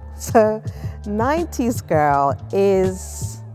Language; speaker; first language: English; native; English